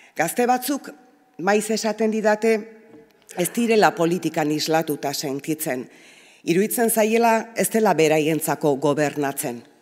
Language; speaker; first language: Basque; native; Basque